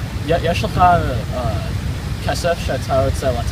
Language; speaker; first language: Hebrew; non-native, learner; English